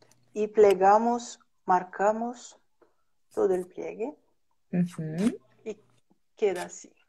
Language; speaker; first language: Spanish; non-native, fluent; Portuguese